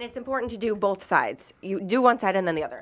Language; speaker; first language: English; native; English